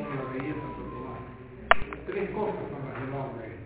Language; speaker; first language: Spanish; native; Spanish